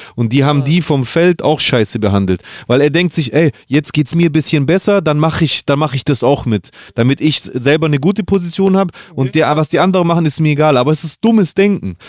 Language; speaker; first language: German; early bilingual, other home language; Greek